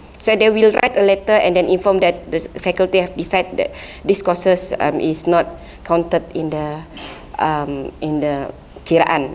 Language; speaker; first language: English; non-native, local second language; Malay